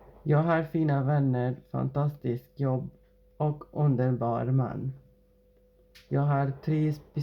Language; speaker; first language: Swedish; non-native, fluent; Arabic